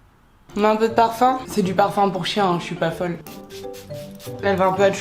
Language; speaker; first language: French; native; French